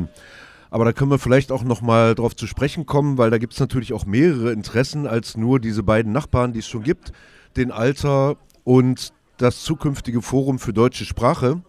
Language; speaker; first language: German; native; German